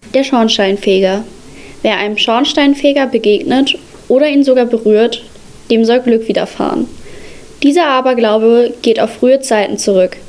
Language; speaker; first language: German; early bilingual, other home language; Arabic